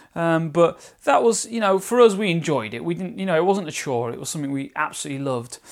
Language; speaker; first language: English; native; English